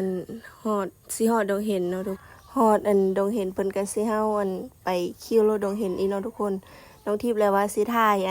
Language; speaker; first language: Thai; non-native, local second language; Northeastern Thai